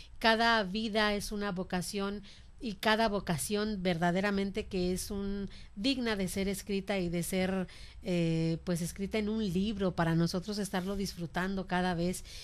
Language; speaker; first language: Spanish; native; Spanish